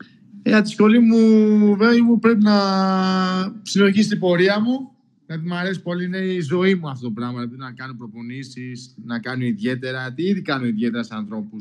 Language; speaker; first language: Greek; non-native, local second language; Albanian